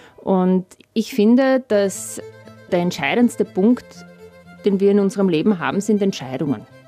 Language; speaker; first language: German; early bilingual, other home language; Russian